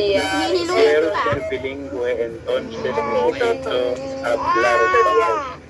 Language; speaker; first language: Spanish; non-native, learner; Filipino